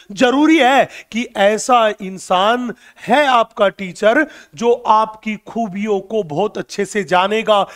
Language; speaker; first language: Hindi; native; Hindi